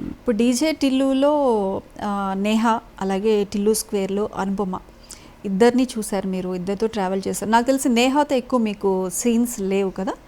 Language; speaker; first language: Telugu; native; Telugu